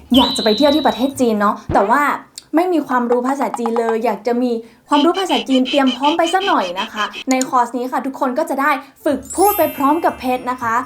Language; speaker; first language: Thai; native; Thai